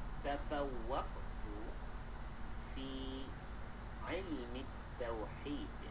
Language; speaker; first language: Arabic; non-native, fluent; Malay